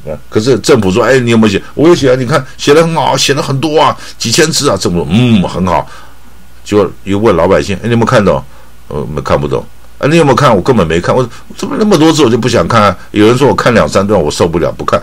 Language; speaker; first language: Chinese; native; Chinese